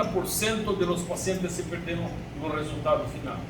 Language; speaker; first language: Spanish; non-native, learner; Portuguese